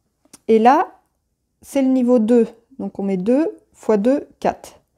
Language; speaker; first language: French; native; French